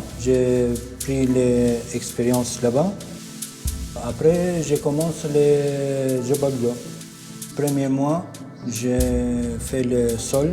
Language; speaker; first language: French; non-native, learner; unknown